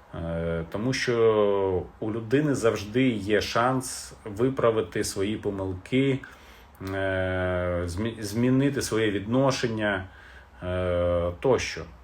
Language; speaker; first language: Ukrainian; non-native, local second language; Russian